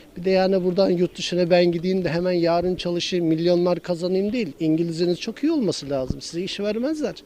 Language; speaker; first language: Turkish; native; Turkish